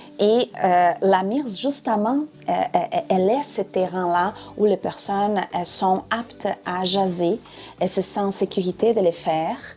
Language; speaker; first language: French; non-native, fluent; Portuguese